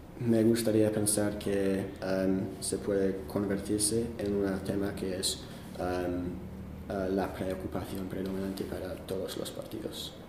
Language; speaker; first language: Spanish; non-native, fluent; English